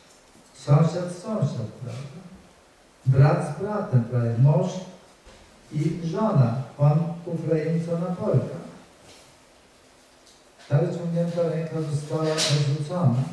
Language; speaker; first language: Polish; native; Polish